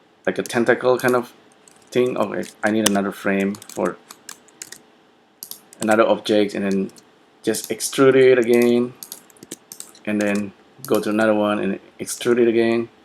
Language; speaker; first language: English; non-native, fluent; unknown